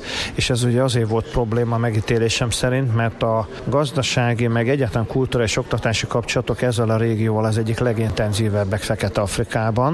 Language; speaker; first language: Hungarian; native; Hungarian